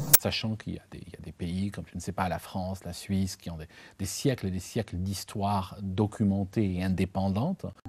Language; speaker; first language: French; non-native, local second language; Arabic